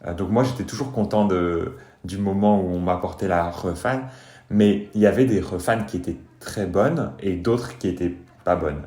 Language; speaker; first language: French; native; French